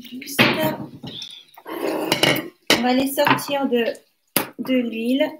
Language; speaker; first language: French; non-native, local second language; Lingala